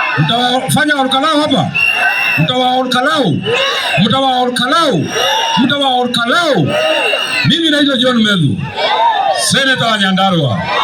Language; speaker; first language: Swahili; non-native, local second language; Kikuyu